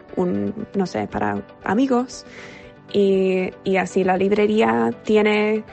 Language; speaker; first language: Spanish; non-native, fluent; English